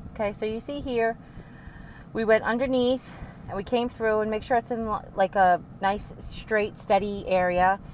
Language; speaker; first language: English; native; English